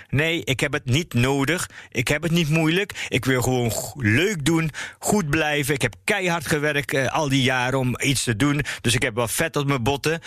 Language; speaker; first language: Dutch; early bilingual, other home language; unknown